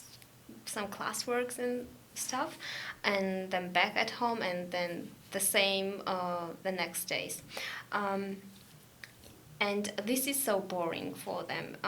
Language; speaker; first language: English; non-native, learner; Georgian